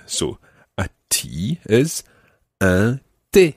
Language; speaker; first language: French; non-native, fluent; English